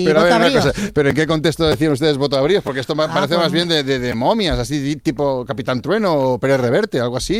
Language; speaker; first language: Spanish; native; Spanish